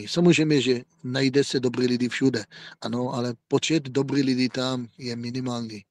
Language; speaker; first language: Czech; non-native, fluent; Hebrew